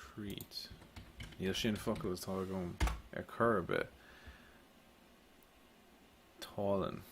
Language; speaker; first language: Irish; non-native, local second language; English